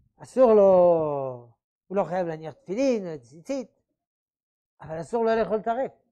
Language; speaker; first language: Hebrew; non-native, fluent; French